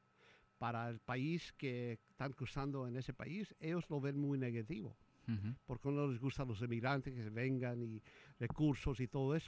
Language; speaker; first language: Spanish; early bilingual, heritage; Spanish